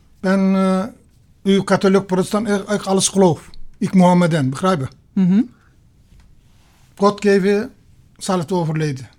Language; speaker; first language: Dutch; non-native, learner; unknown